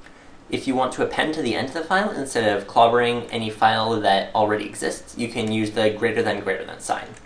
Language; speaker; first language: English; native; English